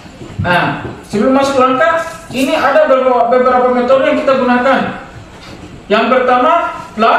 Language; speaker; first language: Indonesian; native; Indonesian